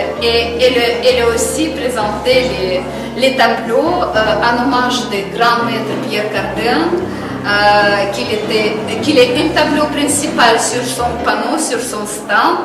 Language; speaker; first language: French; non-native, fluent; Russian